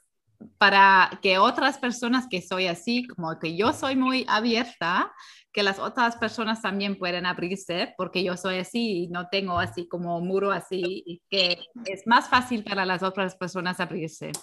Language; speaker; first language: Spanish; non-native, fluent; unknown